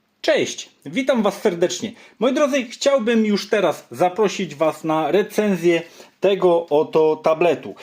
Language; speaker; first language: Polish; native; Polish